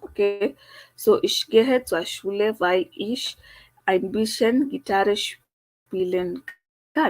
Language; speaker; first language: German; non-native, learner; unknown